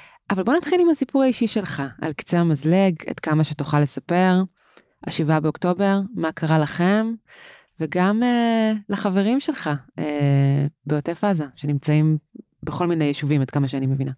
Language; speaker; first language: Hebrew; native; Hebrew